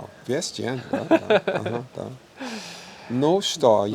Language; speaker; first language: Russian; non-native, fluent; English